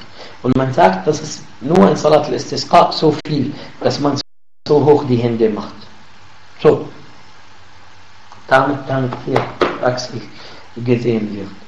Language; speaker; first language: German; non-native, learner; Arabic